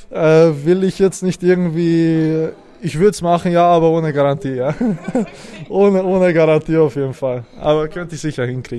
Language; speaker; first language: German; early bilingual, other home language; Serbian